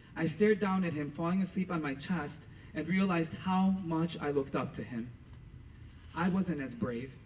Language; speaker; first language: English; native; English